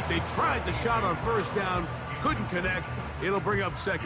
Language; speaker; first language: English; native; English